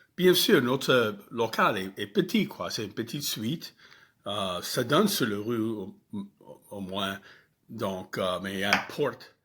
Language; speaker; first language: French; non-native, fluent; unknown